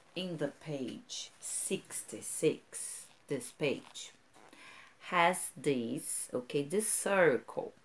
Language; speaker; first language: English; non-native, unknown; Portuguese